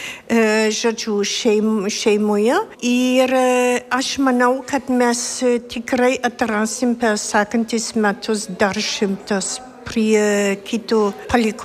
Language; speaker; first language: Lithuanian; non-native, fluent; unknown